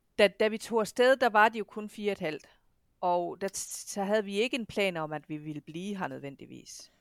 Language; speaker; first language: Danish; native; Danish